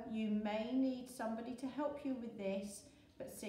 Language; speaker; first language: English; native; English